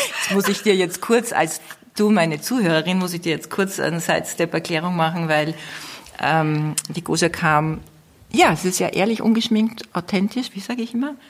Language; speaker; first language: German; native; German